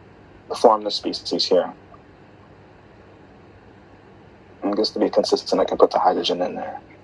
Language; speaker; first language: English; native; English